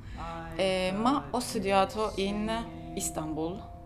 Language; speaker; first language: Italian; non-native, learner; Turkish